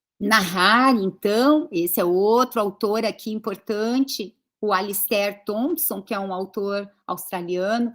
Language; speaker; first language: Portuguese; early bilingual, other home language; Greek